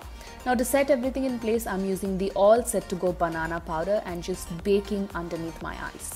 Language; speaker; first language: English; non-native, local second language; Tamil